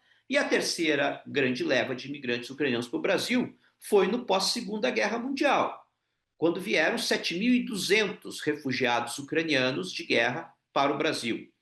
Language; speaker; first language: Portuguese; non-native, local second language; Ukrainian